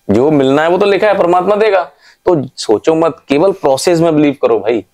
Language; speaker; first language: Hindi; native; Hindi